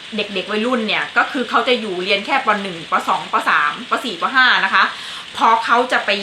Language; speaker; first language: Thai; native; Thai